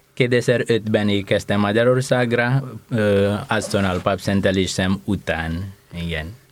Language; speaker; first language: Hungarian; non-native, fluent; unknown